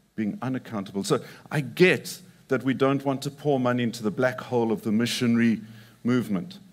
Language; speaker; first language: English; native; English